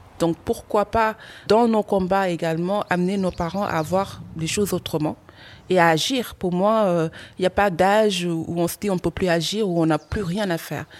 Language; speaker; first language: French; non-native, local second language; Wolof